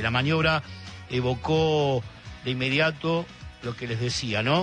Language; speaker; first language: Spanish; native; Spanish